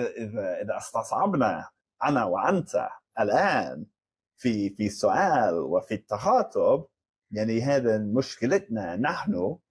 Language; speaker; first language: Arabic; non-native, fluent; English